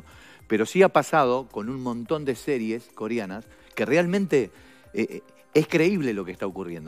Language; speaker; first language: Spanish; native; Spanish